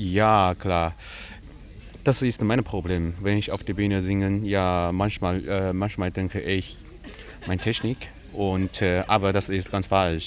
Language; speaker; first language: German; non-native, learner; Chinese